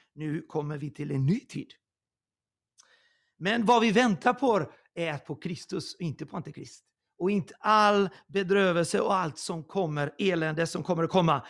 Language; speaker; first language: Swedish; non-native, fluent; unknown